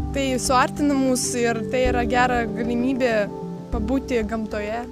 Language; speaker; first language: Lithuanian; non-native, local second language; Russian